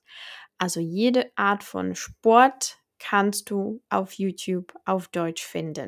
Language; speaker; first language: German; non-native, fluent; Czech